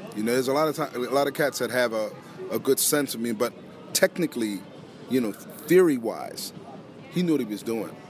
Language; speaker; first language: English; native; English